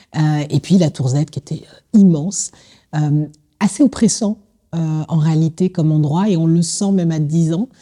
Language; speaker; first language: French; native; French